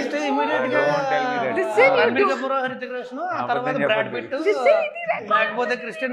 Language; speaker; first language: Telugu; native; Telugu